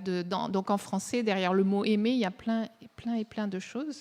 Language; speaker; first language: French; native; French